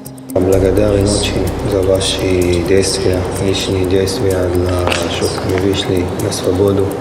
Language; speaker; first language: Russian; early bilingual, heritage; Russian